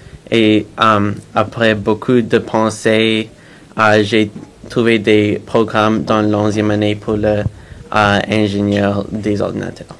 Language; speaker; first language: French; non-native, local second language; English